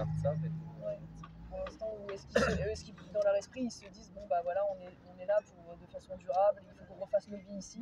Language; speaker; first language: French; native; French